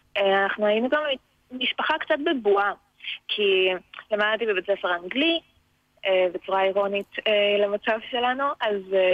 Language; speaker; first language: Hebrew; early bilingual, other home language; Russian